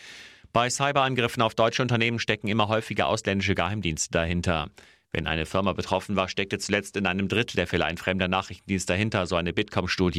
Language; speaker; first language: German; native; German